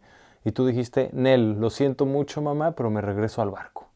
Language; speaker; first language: Spanish; native; Spanish